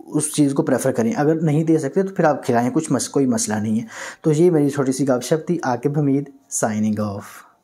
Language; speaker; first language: Urdu; non-native, local second language; Punjabi